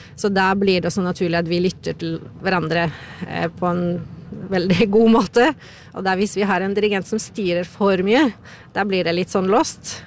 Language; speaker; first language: Norwegian; non-native, fluent; Polish